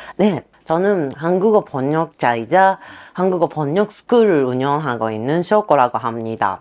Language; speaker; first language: Korean; non-native, fluent; Japanese